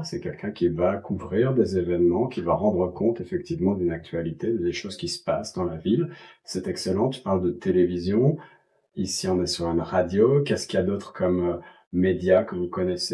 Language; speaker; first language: French; native; French